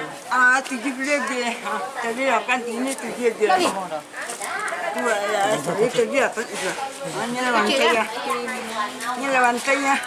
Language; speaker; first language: Indonesian; non-native, local second language; Minangkabau